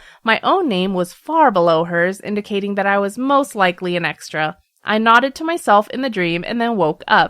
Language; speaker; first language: English; native; English